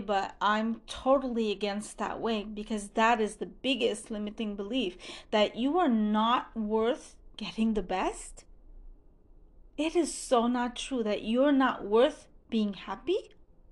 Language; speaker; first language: English; non-native, fluent; French